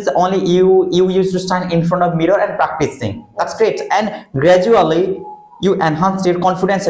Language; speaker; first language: English; non-native, fluent; Hindi